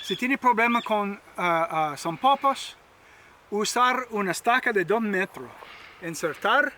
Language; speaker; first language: Spanish; non-native, learner; English